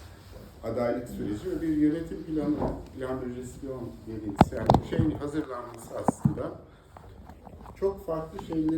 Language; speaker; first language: Turkish; native; Turkish